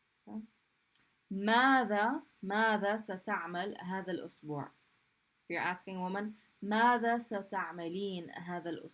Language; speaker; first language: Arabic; non-native, fluent; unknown